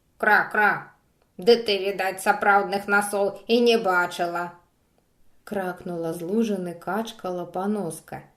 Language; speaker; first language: Belarusian; non-native, local second language; Russian